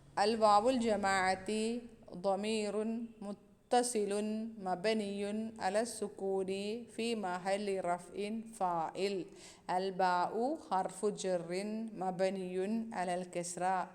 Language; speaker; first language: Arabic; non-native, fluent; Malayalam